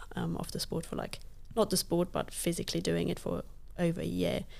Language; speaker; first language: English; non-native, fluent; Luxembourgish